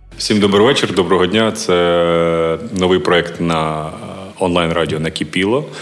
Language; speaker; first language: Ukrainian; non-native, local second language; Russian